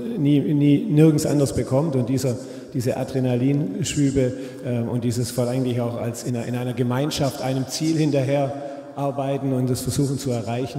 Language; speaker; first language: German; native; German